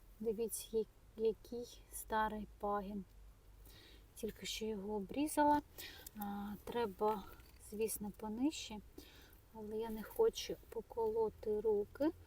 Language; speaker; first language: Ukrainian; non-native, local second language; Russian